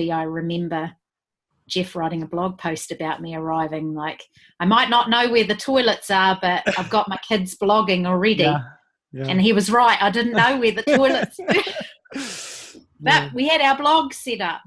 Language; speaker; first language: English; native; English